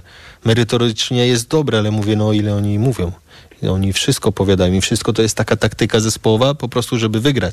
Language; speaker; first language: Polish; early bilingual, heritage; Polish